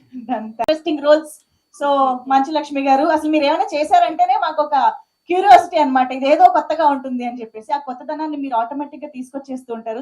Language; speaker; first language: Telugu; native; Telugu